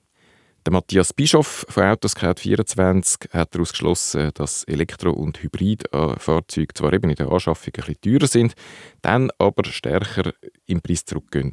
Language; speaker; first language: German; native; German